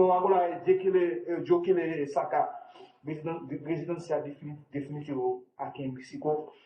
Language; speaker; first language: Spanish; non-native, learner; Haitian Creole